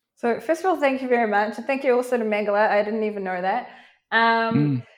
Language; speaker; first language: English; native; English